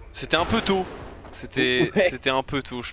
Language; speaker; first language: French; native; French